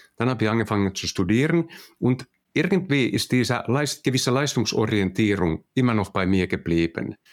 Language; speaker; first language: German; non-native, fluent; Finnish